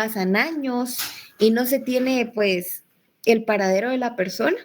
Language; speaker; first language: Spanish; native; Spanish